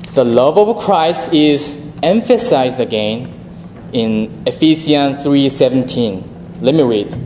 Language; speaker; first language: English; non-native, fluent; Korean